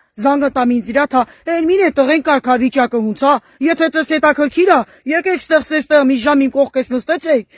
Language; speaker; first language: Armenian; native; Armenian